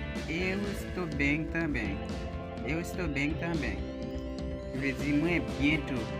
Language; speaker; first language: Portuguese; non-native, learner; Haitian Creole